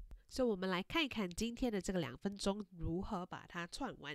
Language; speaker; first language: Chinese; native; Chinese